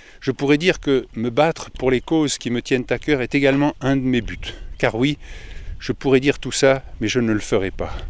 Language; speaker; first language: French; native; French